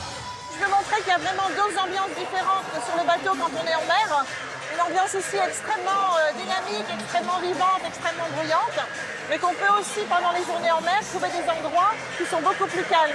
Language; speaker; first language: French; native; French